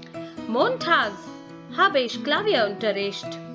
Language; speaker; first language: German; non-native, fluent; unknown